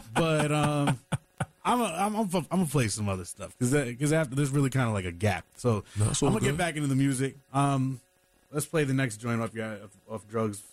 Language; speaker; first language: English; native; English